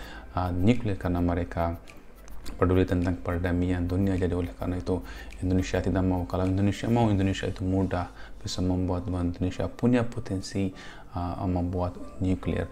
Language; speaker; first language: Indonesian; non-native, fluent; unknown